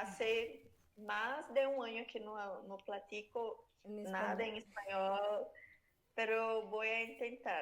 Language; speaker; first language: Spanish; non-native, learner; Portuguese